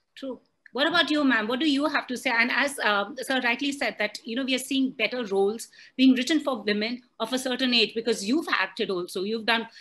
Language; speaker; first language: English; non-native, local second language; Hindi